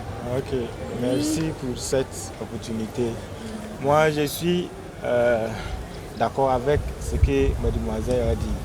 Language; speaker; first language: French; non-native, learner; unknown